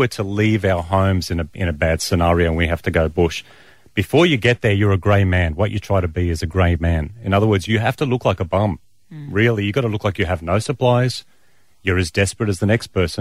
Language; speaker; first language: English; native; English